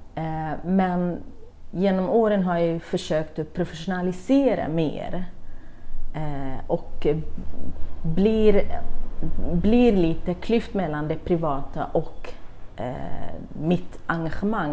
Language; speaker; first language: Swedish; non-native, fluent; Kurdish